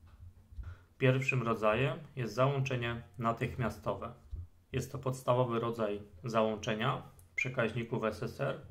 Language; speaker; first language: Polish; native; Polish